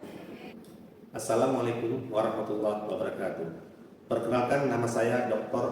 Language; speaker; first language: Indonesian; native; Indonesian